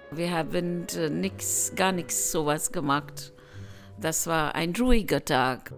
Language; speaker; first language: German; non-native, learner; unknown